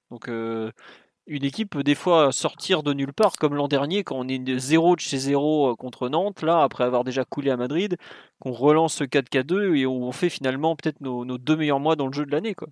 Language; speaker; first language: French; native; French